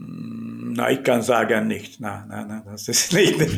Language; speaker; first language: German; non-native, learner; Hungarian